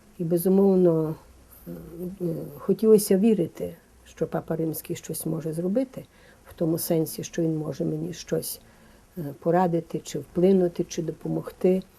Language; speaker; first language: Ukrainian; native; Ukrainian